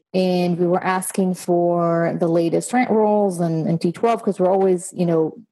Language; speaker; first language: English; non-native, fluent; Hebrew